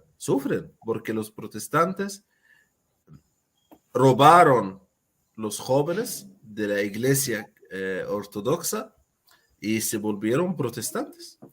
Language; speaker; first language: Spanish; non-native, fluent; Arabic